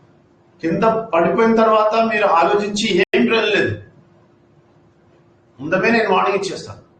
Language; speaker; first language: Telugu; non-native, fluent; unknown